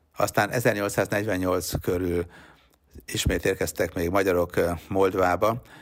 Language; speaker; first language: Hungarian; native; Hungarian